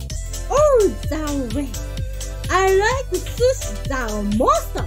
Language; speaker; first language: English; non-native, learner; Japanese